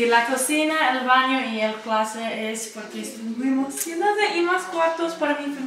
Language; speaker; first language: Spanish; non-native, learner; English